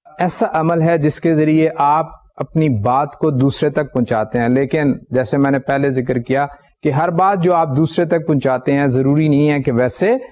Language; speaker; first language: Urdu; native; Urdu